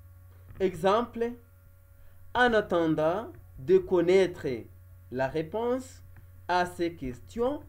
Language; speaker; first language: French; non-native, local second language; Kinyarwanda